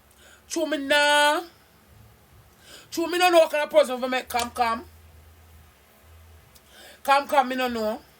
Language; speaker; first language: English; non-native, local second language; Jamaican Creole English